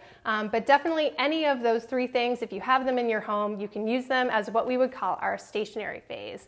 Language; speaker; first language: English; native; English